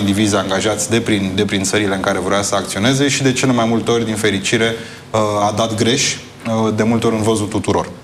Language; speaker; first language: Romanian; native; Romanian